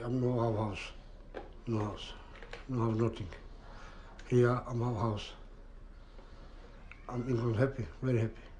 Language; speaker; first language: English; non-native, learner; Romanian